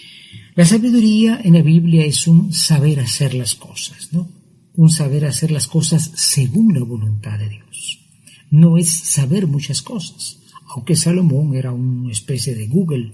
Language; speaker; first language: Spanish; native; Spanish